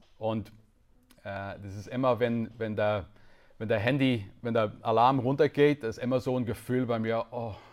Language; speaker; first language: German; non-native, fluent; English